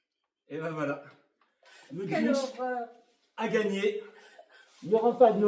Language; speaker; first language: French; native; French